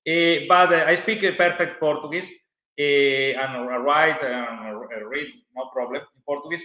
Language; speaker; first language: English; non-native, learner; Italian